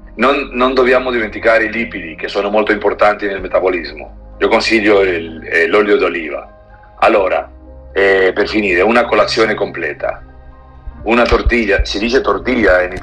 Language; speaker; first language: Italian; non-native, learner; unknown